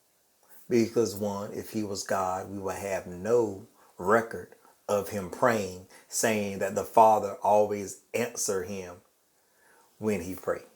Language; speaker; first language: English; native; English